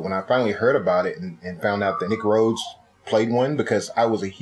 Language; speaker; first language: English; native; English